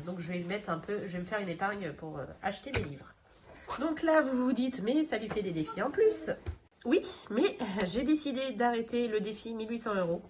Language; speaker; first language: French; native; French